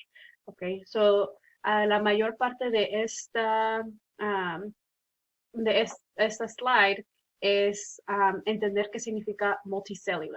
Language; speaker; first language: Spanish; early bilingual, heritage; Spanish